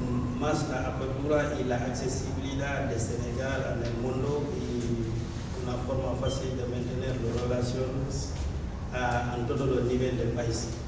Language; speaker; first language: Spanish; non-native, learner; Wolof